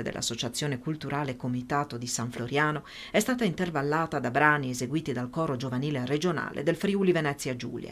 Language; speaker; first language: Italian; native; Italian